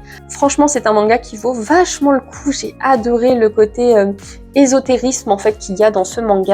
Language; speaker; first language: French; native; French